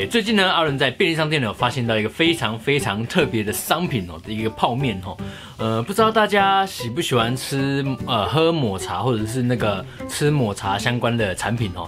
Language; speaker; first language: Chinese; native; Chinese